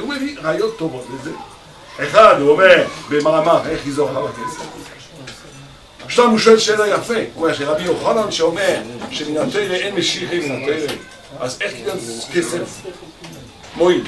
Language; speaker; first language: Hebrew; non-native, fluent; French